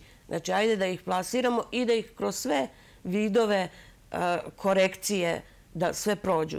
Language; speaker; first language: Serbian; native; Serbian